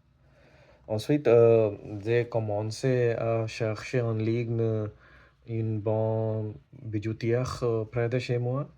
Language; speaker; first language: French; non-native, learner; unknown